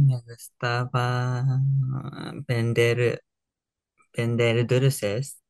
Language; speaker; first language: Spanish; non-native, learner; Japanese